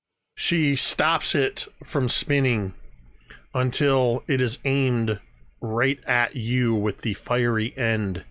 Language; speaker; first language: English; native; English